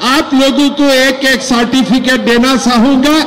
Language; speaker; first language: Hindi; non-native, local second language; Assamese